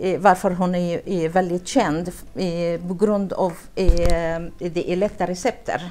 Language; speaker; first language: Swedish; non-native, learner; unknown